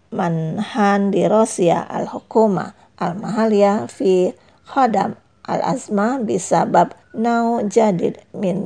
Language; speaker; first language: Arabic; non-native, fluent; Indonesian